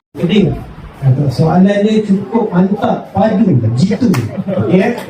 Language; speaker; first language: Malay; native; Malay